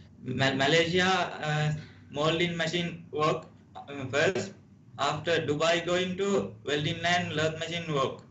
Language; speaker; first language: English; non-native, learner; Sinhala